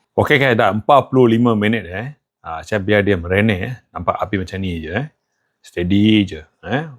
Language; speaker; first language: Malay; non-native, local second language; Tamil